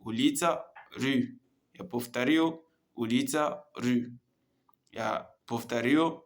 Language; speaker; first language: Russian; non-native, learner; Comorian